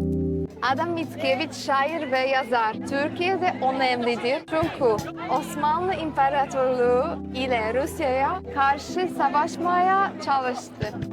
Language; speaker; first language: Turkish; non-native, learner; Polish